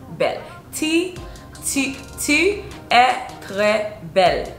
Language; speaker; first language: French; non-native, learner; Haitian Creole